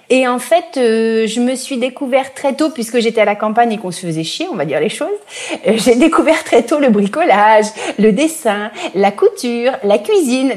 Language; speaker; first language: French; native; French